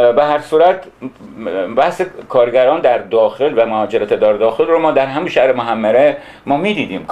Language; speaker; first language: Persian; non-native, local second language; Arabic